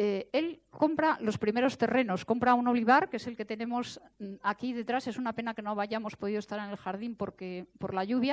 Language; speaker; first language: Spanish; native; Spanish